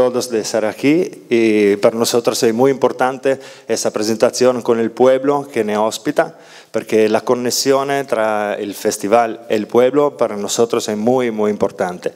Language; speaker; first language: Spanish; non-native, learner; Italian